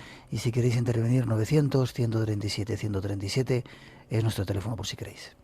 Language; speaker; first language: Spanish; native; Spanish